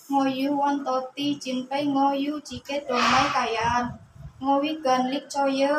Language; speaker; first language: Cantonese; non-native, learner; Indonesian